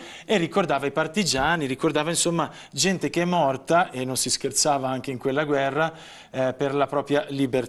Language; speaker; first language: Italian; native; Italian